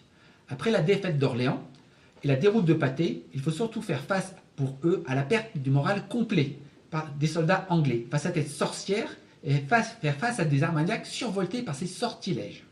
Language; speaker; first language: French; native; French